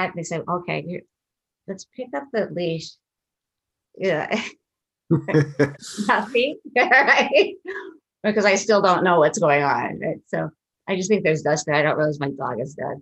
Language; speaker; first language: English; native; English